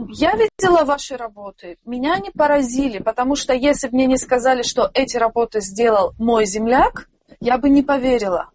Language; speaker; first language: Russian; non-native, local second language; Tajik